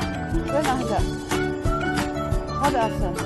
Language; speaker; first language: Arabic; non-native, learner; Filipino